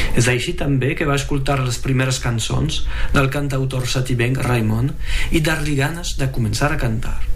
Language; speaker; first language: Catalan; non-native, fluent; French